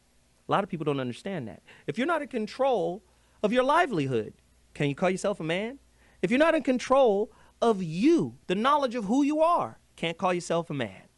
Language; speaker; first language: English; native; English